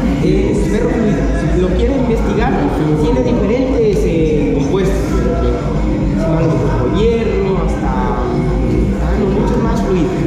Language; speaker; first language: Spanish; native; Spanish